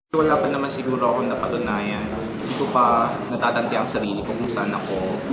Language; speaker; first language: Filipino; non-native, local second language; Bikol